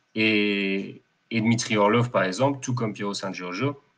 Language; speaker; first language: French; native; French